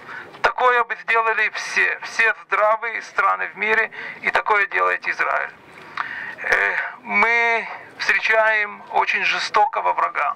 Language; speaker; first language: Russian; native; Russian